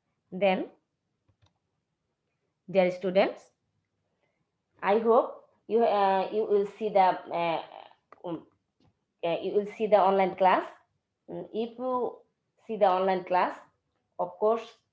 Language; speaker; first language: English; non-native, local second language; Bangla